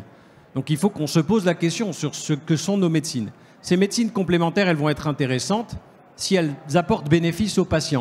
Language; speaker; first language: French; native; French